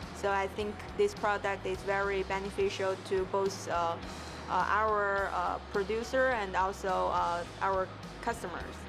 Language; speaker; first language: English; non-native, fluent; Norwegian